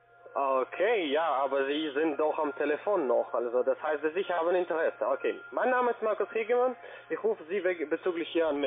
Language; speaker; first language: German; non-native, learner; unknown